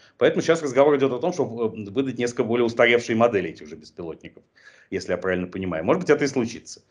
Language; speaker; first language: Russian; native; Russian